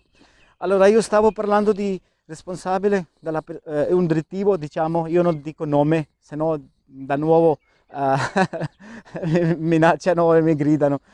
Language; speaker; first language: Italian; non-native, learner; Urdu